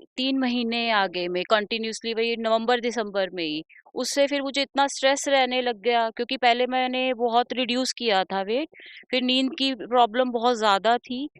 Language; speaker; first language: Hindi; native; Hindi